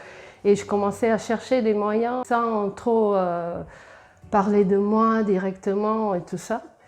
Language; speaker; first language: French; non-native, fluent; Portuguese